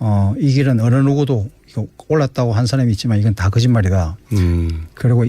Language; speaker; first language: Korean; native; Korean